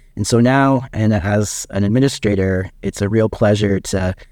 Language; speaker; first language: English; native; English